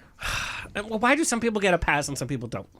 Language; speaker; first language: English; native; English